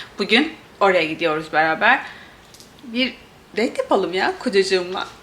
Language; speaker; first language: Turkish; native; Turkish